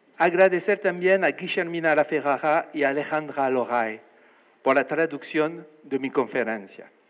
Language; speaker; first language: Spanish; non-native, fluent; French